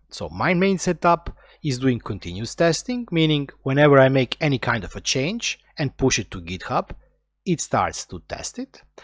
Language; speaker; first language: English; non-native, fluent; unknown